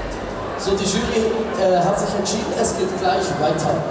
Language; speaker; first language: German; native; German